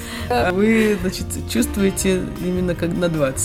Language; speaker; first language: Russian; native; Russian